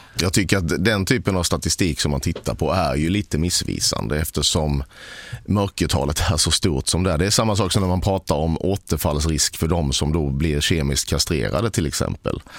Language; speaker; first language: Swedish; native; Swedish